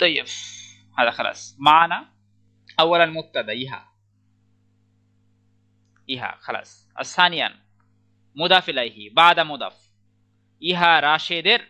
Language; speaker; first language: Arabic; non-native, learner; Bangla